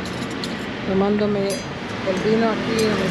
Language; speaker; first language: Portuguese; non-native, learner; Spanish